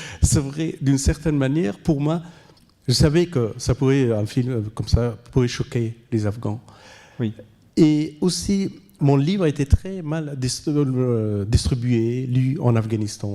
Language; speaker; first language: French; non-native, fluent; Persian